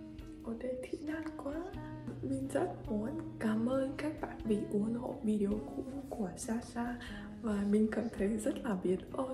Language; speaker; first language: Vietnamese; non-native, learner; Russian